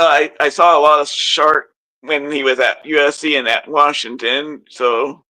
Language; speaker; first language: English; native; English